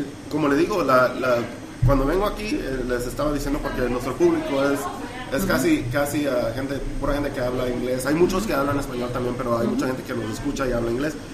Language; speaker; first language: Spanish; early bilingual, heritage; Spanish